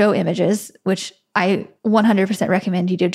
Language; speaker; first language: English; native; English